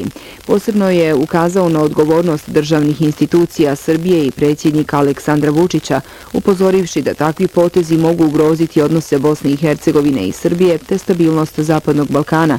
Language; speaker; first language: Bosnian; native; Bosnian